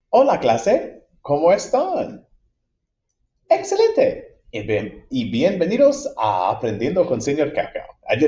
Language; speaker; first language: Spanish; non-native, fluent; English